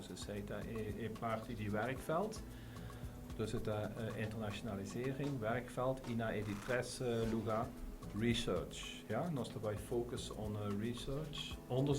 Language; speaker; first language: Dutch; non-native, local second language; Papiamento